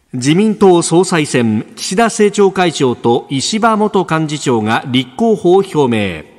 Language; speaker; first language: Japanese; native; Japanese